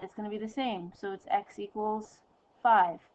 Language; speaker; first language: English; native; English